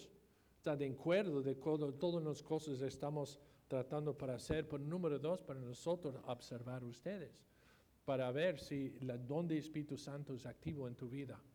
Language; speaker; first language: Spanish; non-native, fluent; English